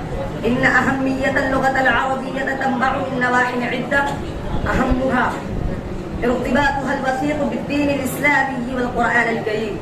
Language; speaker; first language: Arabic; non-native, learner; Urdu